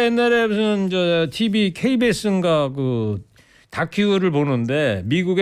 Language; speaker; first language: Korean; native; Korean